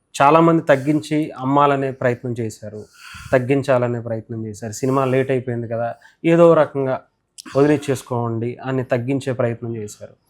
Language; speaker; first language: Telugu; native; Telugu